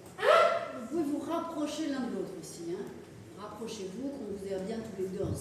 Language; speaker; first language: French; native; French